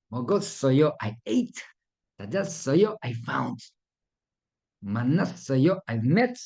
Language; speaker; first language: Korean; non-native, fluent; Russian